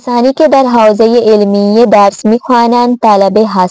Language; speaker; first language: Persian; non-native, fluent; Urdu